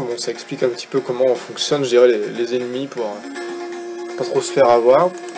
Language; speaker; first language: French; native; French